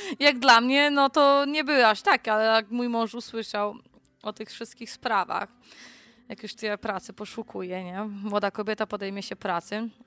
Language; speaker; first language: Polish; native; Polish